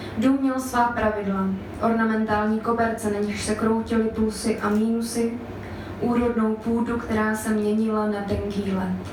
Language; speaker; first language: Czech; native; Czech